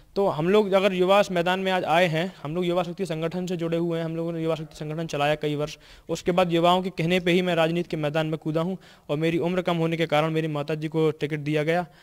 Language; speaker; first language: Hindi; native; Hindi